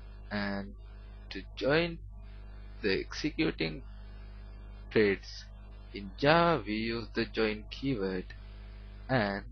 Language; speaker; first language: English; non-native, learner; Sinhala